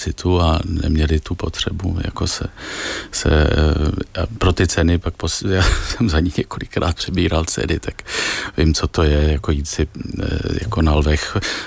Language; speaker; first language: Czech; native; Czech